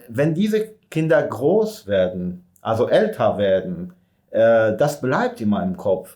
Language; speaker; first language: German; non-native, fluent; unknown